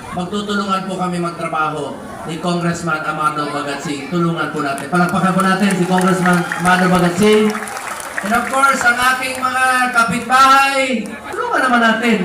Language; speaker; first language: Filipino; non-native, local second language; Cebuano